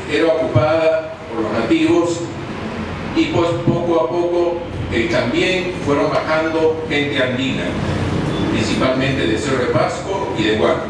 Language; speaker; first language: Spanish; native; Spanish